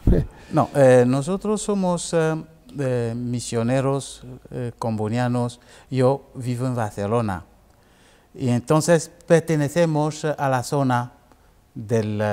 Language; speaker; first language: Spanish; non-native, fluent; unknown